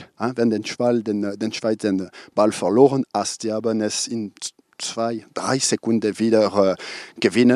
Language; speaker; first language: German; non-native, fluent; French